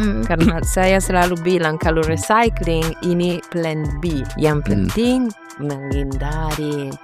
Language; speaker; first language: Indonesian; non-native, fluent; Italian